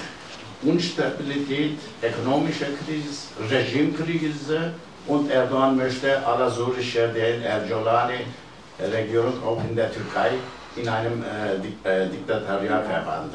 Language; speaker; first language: German; non-native, learner; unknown